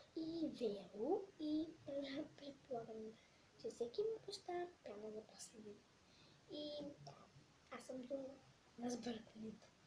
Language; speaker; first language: Bulgarian; native; Bulgarian